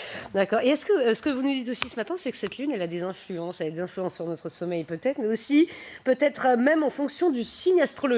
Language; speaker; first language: French; native; French